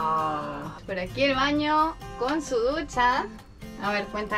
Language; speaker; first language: Spanish; native; Spanish